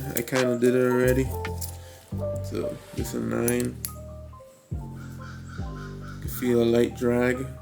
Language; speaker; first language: English; native; English